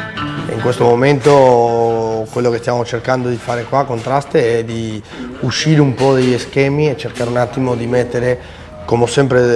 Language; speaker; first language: Italian; non-native, fluent; Spanish